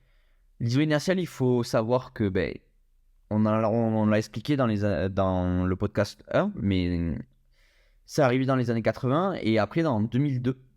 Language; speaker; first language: French; native; French